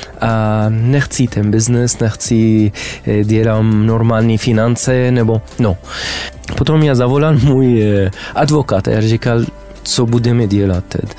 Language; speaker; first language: Czech; non-native, learner; Arabic